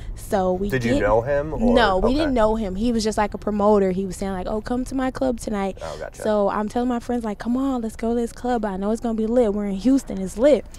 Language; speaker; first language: English; native; English